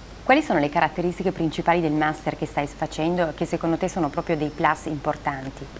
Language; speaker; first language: Italian; native; Italian